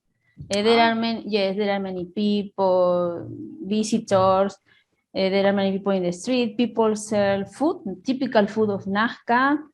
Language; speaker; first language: English; non-native, learner; Spanish